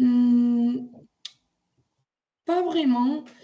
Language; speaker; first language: French; non-native, learner; Spanish